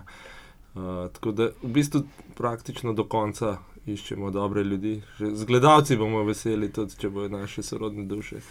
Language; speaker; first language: Slovenian; native; Slovenian